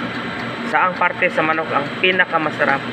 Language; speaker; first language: Filipino; non-native, local second language; Cebuano